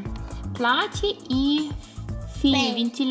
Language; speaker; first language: Russian; native; Russian